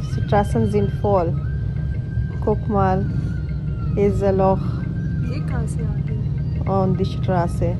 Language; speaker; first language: German; non-native, learner; Urdu